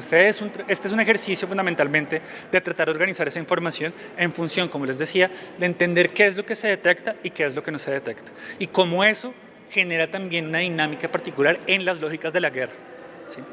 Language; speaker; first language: Spanish; native; Spanish